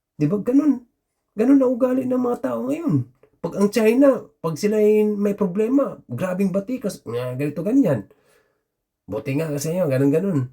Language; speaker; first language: Filipino; native; Filipino